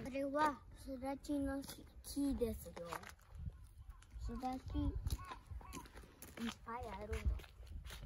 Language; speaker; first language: Japanese; early bilingual, heritage; Japanese